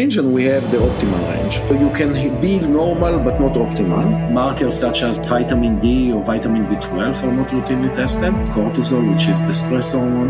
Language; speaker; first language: English; non-native, fluent; Hebrew